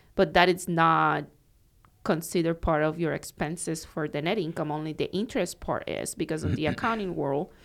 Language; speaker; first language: English; non-native, fluent; Spanish